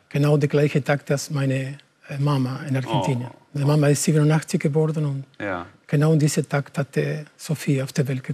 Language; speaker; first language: German; non-native, learner; Spanish